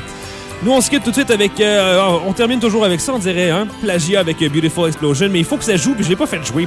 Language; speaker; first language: French; native; French